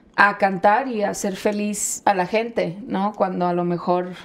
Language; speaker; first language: Spanish; native; Spanish